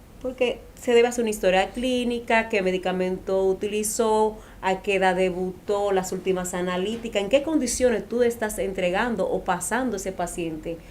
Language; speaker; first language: Spanish; native; Spanish